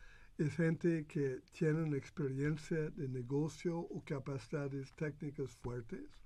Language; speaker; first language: Spanish; non-native, fluent; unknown